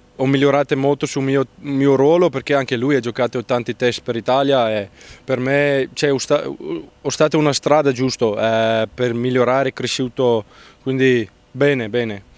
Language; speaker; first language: Italian; non-native, learner; Afrikaans